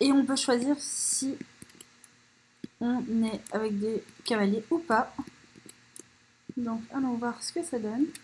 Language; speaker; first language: French; native; French